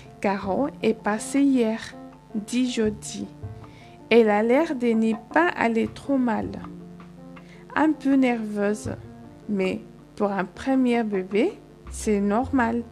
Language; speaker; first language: French; non-native, fluent; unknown